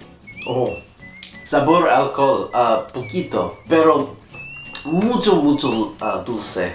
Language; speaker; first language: Spanish; non-native, learner; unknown